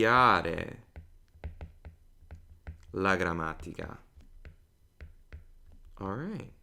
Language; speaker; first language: Italian; non-native, fluent; English